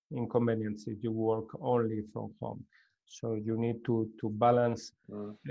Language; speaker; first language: English; non-native, learner; Spanish